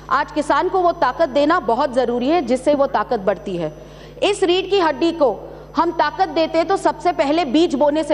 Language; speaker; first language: Hindi; non-native, local second language; Marathi